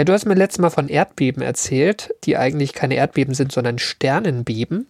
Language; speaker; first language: German; native; German